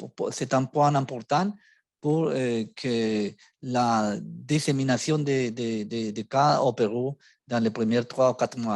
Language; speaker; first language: French; non-native, fluent; Spanish